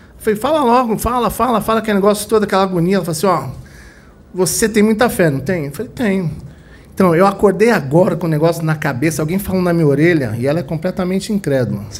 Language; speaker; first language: Portuguese; native; Portuguese